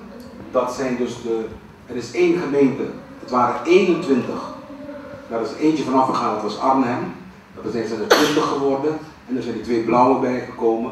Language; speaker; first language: Dutch; non-native, local second language; Papiamento